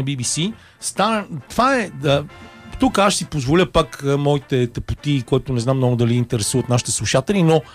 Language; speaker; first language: Bulgarian; native; Bulgarian